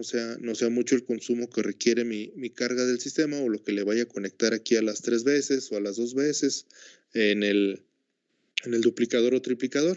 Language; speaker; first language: Spanish; native; Spanish